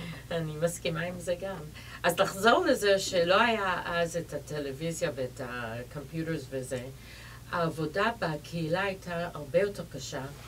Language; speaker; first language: Hebrew; early bilingual, heritage; Hebrew